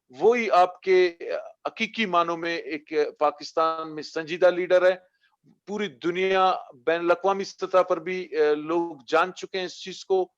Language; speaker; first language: Urdu; non-native, local second language; Baluchi